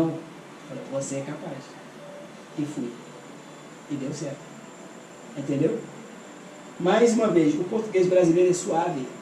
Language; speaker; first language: Portuguese; non-native, fluent; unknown